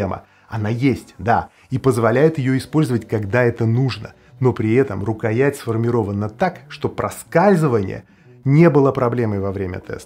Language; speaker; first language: Russian; native; Russian